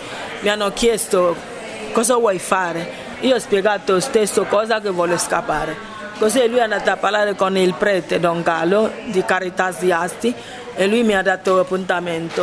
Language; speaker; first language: Italian; non-native, fluent; Ibibio